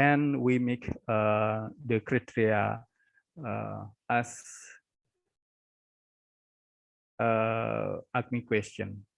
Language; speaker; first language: English; non-native, local second language; Indonesian